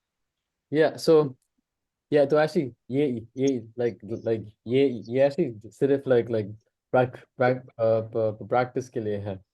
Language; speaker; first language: Hindi; non-native, local second language; English